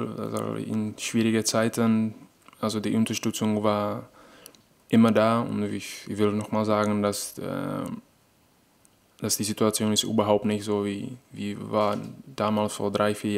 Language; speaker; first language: German; non-native, fluent; Czech